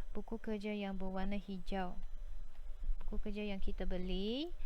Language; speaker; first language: Malay; native; Malay